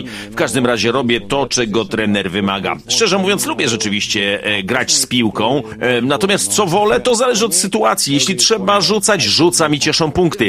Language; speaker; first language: Polish; native; Polish